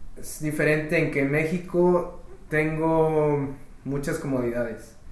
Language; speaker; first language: Spanish; native; Spanish